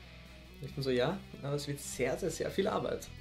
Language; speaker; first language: German; native; German